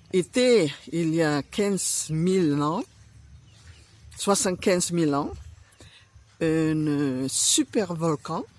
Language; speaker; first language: French; non-native, fluent; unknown